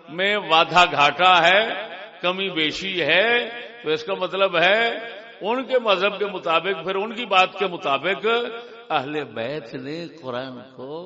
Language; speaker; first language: Urdu; non-native, local second language; Punjabi